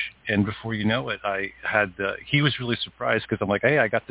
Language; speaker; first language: English; native; English